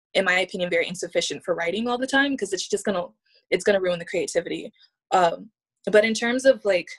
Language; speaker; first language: English; native; English